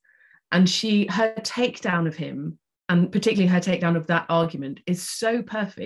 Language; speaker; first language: English; native; English